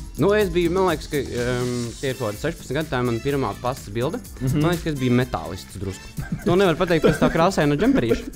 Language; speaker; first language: Latvian; native; Latvian